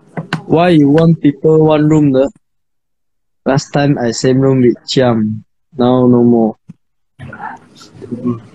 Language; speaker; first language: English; non-native, local second language; Chinese